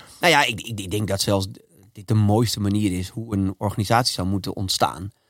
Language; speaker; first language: Dutch; native; Dutch